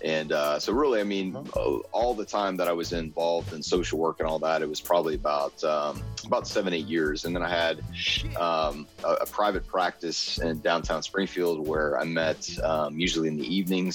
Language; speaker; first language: English; native; English